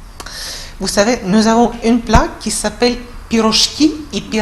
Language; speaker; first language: French; non-native, fluent; Russian